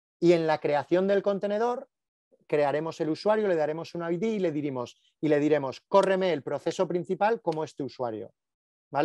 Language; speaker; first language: Spanish; native; Spanish